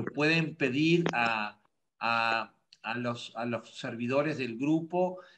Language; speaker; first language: Spanish; native; Spanish